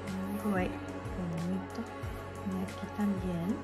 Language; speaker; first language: Spanish; early bilingual, heritage; Spanish